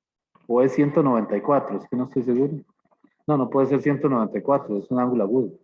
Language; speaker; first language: Spanish; native; Spanish